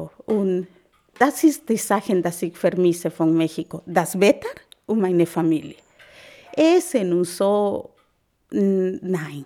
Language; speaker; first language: German; non-native, learner; Spanish